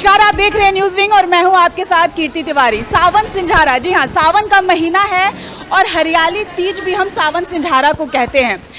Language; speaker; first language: Hindi; native; Hindi